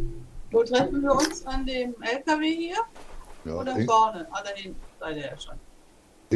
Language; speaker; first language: German; native; German